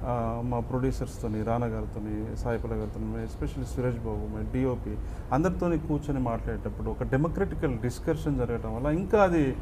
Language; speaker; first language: Telugu; native; Telugu